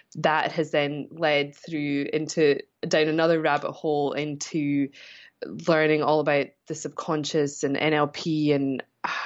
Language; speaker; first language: English; native; English